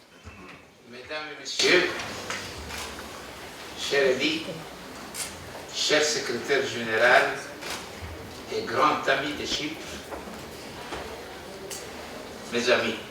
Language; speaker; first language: French; non-native, fluent; Greek